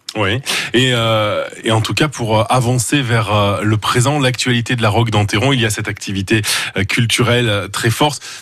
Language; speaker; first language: French; native; French